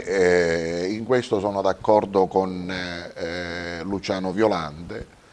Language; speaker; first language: Italian; native; Italian